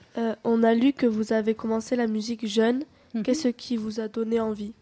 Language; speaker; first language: French; native; French